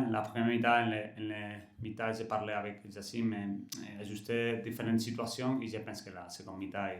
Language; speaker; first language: French; non-native, learner; Catalan